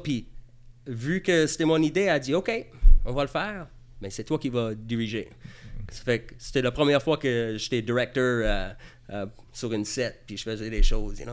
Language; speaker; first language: French; early bilingual, heritage; French